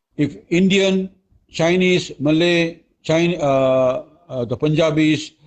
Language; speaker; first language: English; non-native, local second language; Malay